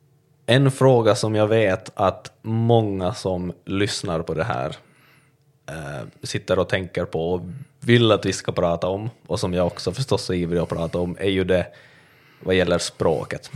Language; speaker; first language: Swedish; native; Swedish